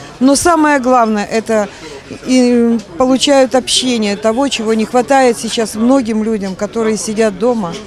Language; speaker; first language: Russian; native; Russian